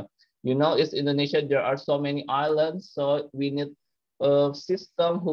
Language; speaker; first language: English; non-native, learner; Indonesian